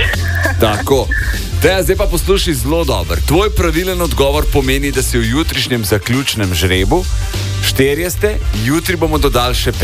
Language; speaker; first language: Slovenian; native; Slovenian